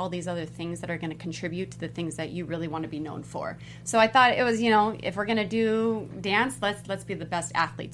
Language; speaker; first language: English; native; English